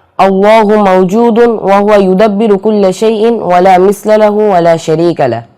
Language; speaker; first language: Arabic; non-native, learner; Bangla